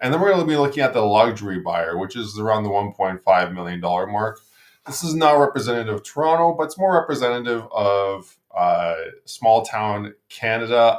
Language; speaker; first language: English; native; English